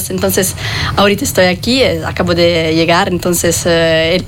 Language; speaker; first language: Spanish; non-native, fluent; French